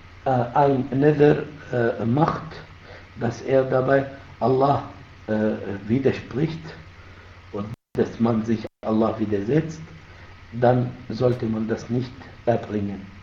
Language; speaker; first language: German; non-native, fluent; Arabic